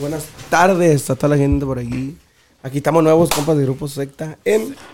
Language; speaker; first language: Spanish; early bilingual, heritage; Spanish